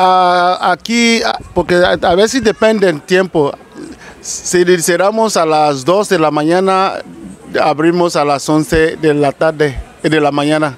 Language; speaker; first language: Spanish; non-native, local second language; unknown